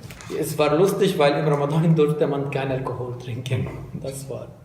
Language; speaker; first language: German; non-native, fluent; Arabic